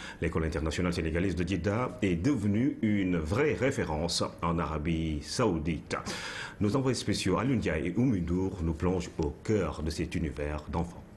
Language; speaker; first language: French; non-native, local second language; Wolof